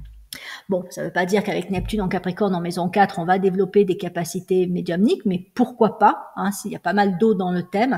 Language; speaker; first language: French; native; French